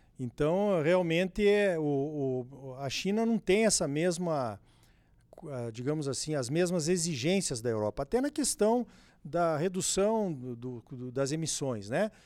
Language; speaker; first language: Portuguese; native; Portuguese